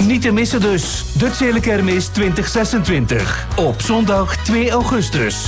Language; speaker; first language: Dutch; native; Dutch